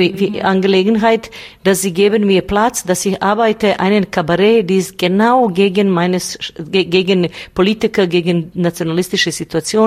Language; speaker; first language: German; non-native, learner; Bosnian